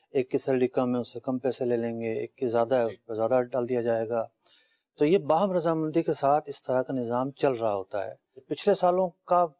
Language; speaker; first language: Urdu; native; Urdu